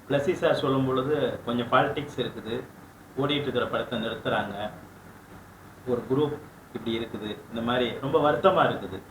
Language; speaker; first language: Tamil; native; Tamil